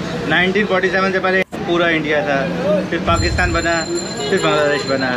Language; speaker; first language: Hindi; native; Hindi